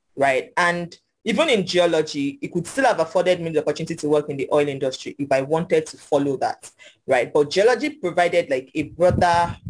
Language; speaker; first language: English; non-native, local second language; Yoruba